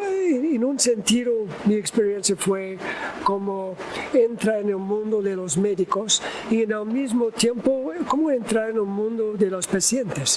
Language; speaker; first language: Spanish; non-native, learner; English